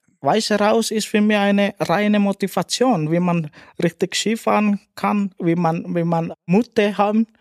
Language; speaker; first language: German; non-native, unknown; Indonesian